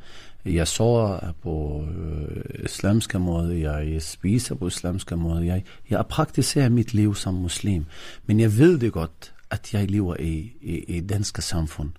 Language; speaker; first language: Danish; non-native, fluent; Arabic